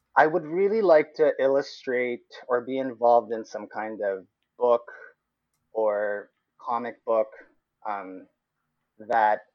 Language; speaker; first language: English; non-native, local second language; Cebuano